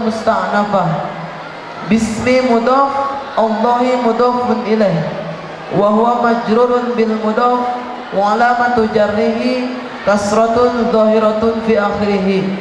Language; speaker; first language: Arabic; non-native, learner; Sundanese